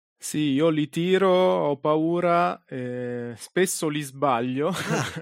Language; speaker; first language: Italian; native; Italian